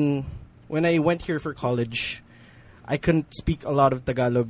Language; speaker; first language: English; non-native, local second language; Hiligaynon